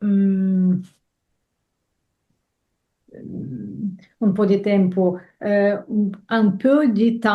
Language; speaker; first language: French; non-native, learner; Russian